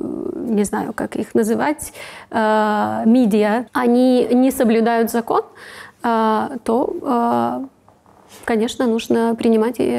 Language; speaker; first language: Russian; non-native, local second language; Romanian